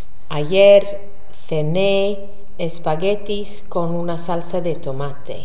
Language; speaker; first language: Spanish; non-native, learner; English